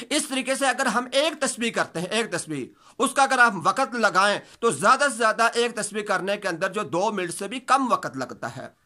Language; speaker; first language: Urdu; native; Urdu